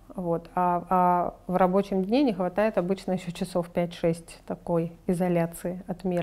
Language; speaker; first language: Russian; native; Russian